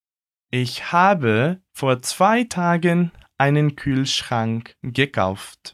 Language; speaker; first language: German; non-native, fluent; Portuguese